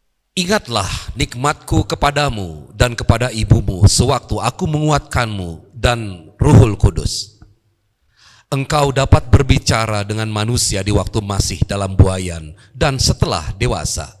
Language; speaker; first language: Indonesian; native; Indonesian